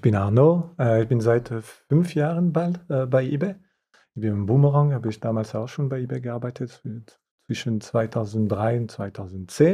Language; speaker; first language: German; non-native, fluent; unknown